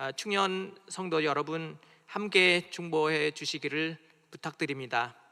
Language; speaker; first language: Korean; non-native, fluent; Vietnamese